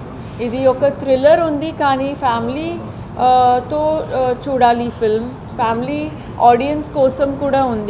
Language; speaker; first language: Telugu; non-native, fluent; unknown